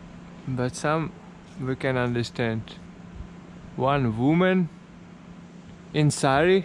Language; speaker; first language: English; non-native, learner; Russian